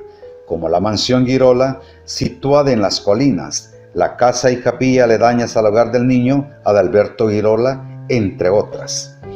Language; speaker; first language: Spanish; native; Spanish